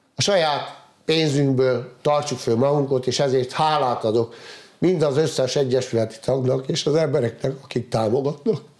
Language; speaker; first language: Hungarian; native; Hungarian